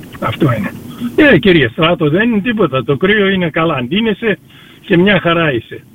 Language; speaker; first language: Greek; non-native, fluent; Russian